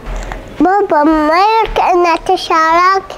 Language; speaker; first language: Arabic; early bilingual, heritage; Arabic